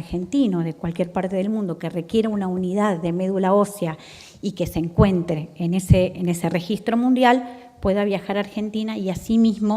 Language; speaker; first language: Spanish; native; Spanish